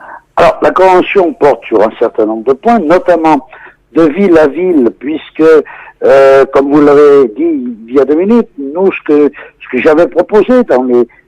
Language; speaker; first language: French; native; French